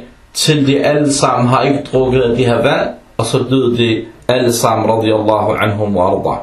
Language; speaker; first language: Danish; early bilingual, other home language; Arabic